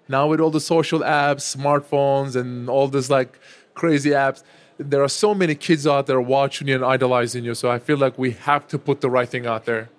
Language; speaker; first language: English; non-native, fluent; Turkish